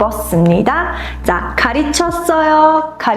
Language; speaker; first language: Korean; non-native, fluent; Mongolian